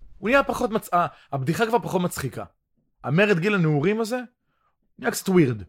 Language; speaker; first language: Hebrew; early bilingual, other home language; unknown